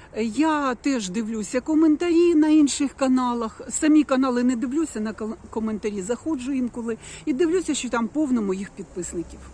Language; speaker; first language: Ukrainian; non-native, local second language; Russian